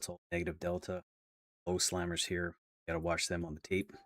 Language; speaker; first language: English; native; English